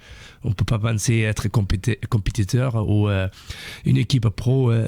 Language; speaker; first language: French; non-native, fluent; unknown